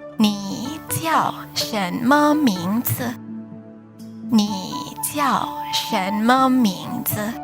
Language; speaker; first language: Chinese; non-native, fluent; Indonesian